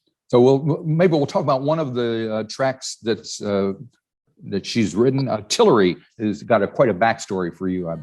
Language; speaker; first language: English; native; English